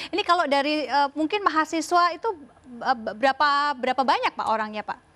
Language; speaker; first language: Indonesian; native; Indonesian